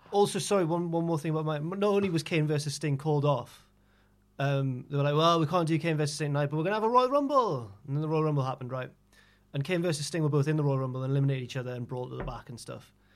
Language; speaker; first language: English; native; English